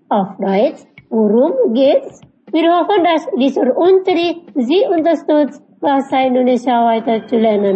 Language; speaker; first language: German; non-native, fluent; Indonesian